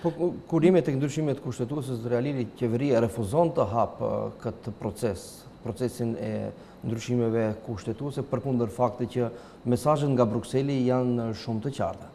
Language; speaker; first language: Albanian; native; Albanian